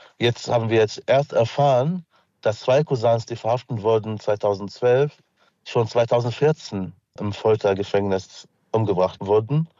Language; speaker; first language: German; non-native, fluent; Arabic